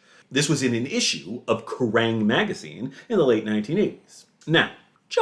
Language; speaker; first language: English; native; English